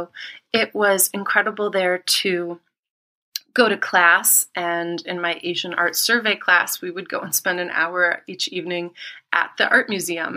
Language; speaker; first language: English; native; English